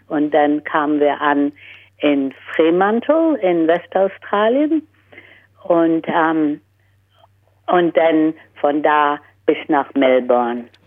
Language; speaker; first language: German; early bilingual, heritage; German